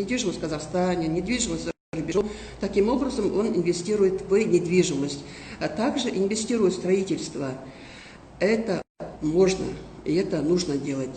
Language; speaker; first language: Russian; non-native, local second language; Kazakh